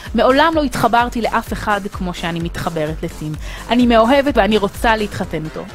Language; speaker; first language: Hebrew; native; Hebrew